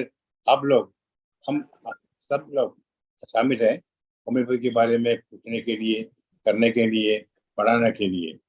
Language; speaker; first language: Hindi; non-native, local second language; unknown